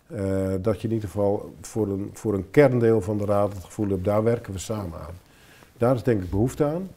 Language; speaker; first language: Dutch; native; Dutch